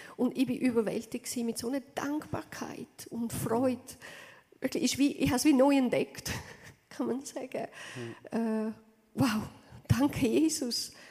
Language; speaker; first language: German; non-native, fluent; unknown